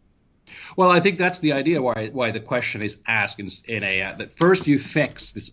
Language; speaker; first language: English; non-native, fluent; Finnish